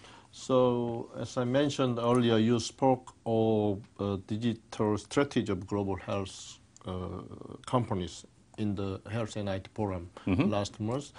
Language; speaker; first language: English; non-native, fluent; Korean